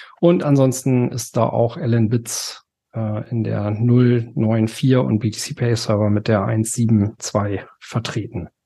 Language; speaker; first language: German; native; German